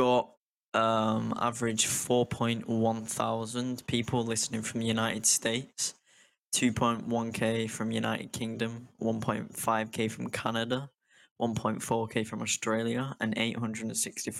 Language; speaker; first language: English; native; English